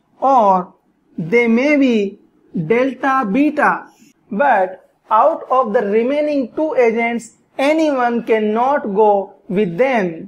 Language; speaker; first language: English; non-native, local second language; Hindi